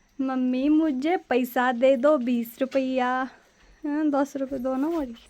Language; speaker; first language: Hindi; non-native, fluent; Nepali